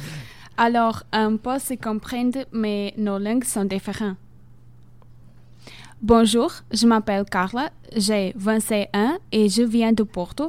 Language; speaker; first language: French; non-native, fluent; Portuguese